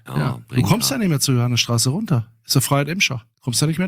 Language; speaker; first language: German; native; German